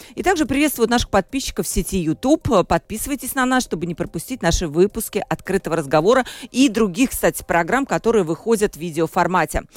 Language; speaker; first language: Russian; native; Russian